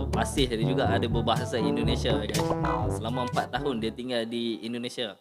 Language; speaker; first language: Malay; native; Malay